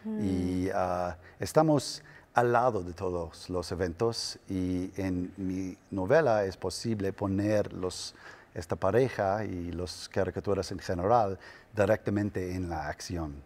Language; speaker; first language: Spanish; non-native, learner; English